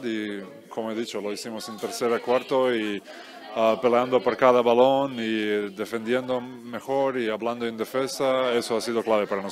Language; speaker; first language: Spanish; non-native, fluent; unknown